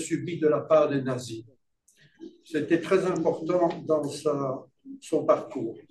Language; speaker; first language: French; native; French